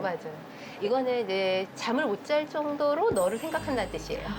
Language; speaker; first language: Korean; native; Korean